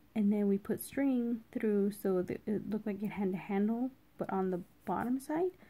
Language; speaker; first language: English; native; English